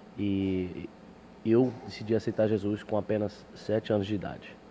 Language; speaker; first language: Portuguese; early bilingual, heritage; English